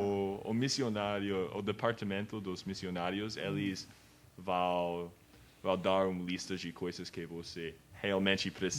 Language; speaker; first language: Portuguese; non-native, learner; English